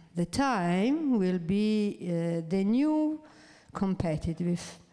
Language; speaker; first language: English; non-native, fluent; Italian